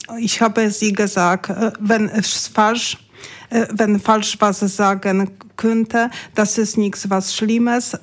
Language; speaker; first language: German; non-native, learner; Polish